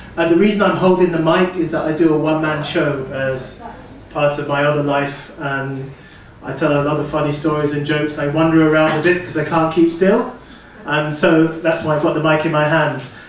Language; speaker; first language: English; native; English